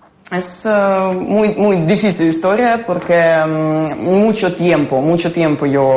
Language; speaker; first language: Spanish; non-native, learner; Ukrainian